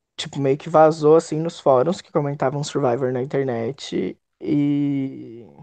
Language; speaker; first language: Portuguese; native; Portuguese